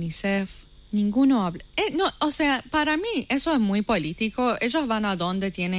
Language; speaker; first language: Spanish; non-native, fluent; Persian